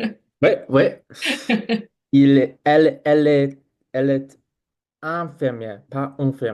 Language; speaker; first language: French; non-native, learner; English